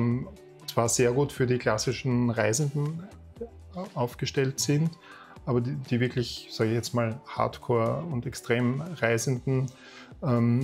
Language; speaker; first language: German; native; German